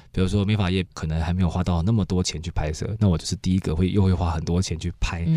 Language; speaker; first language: Chinese; native; Chinese